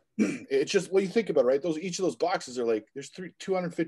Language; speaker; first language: English; native; English